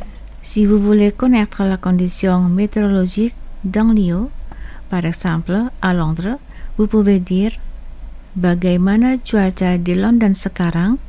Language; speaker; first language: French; non-native, fluent; Indonesian